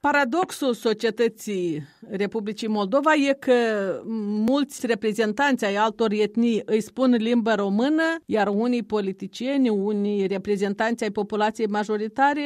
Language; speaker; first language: Romanian; native; Romanian